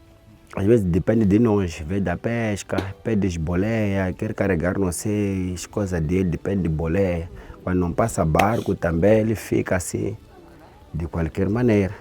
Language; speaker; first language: Portuguese; non-native, local second language; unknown